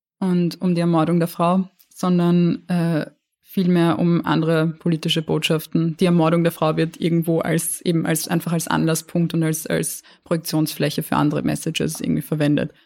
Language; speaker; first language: German; native; German